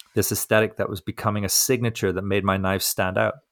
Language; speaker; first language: English; native; English